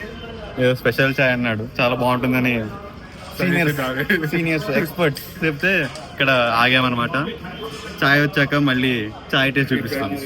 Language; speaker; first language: Telugu; native; Telugu